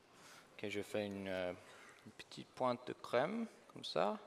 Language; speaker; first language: French; non-native, fluent; English